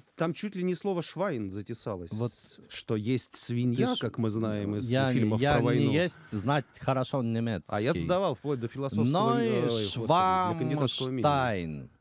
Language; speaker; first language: Russian; native; Russian